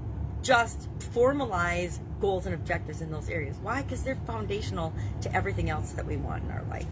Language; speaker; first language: English; native; English